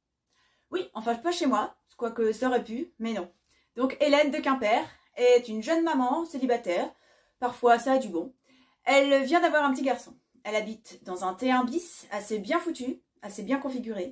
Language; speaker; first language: French; native; French